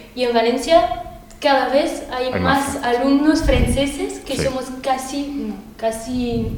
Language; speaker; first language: Spanish; non-native, fluent; French